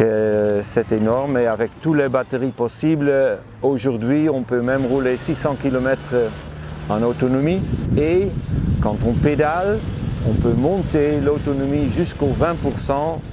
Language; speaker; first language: French; non-native, fluent; Dutch